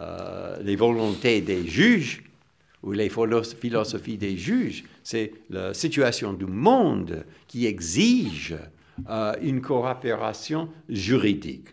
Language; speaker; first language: French; non-native, fluent; English